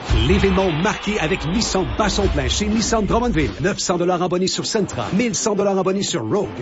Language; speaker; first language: French; native; French